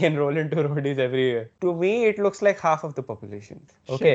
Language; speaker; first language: English; non-native, local second language; Hindi